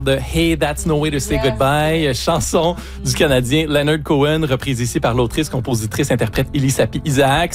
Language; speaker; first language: French; native; French